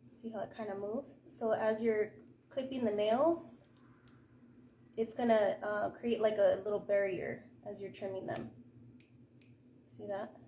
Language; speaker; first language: English; native; English